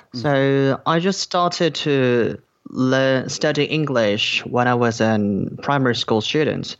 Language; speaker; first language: English; non-native, fluent; Korean